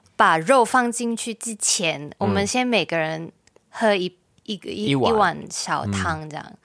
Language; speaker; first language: Chinese; non-native, local second language; Cantonese